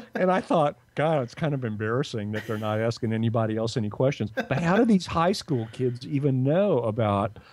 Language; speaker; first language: English; native; English